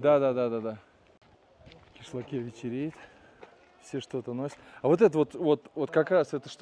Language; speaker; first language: Russian; native; Russian